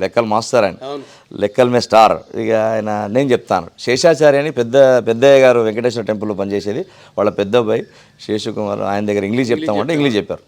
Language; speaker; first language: Telugu; non-native, local second language; Urdu